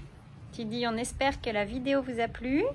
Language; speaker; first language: French; native; French